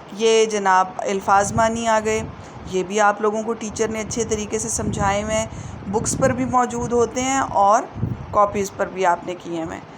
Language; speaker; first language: Urdu; native; Urdu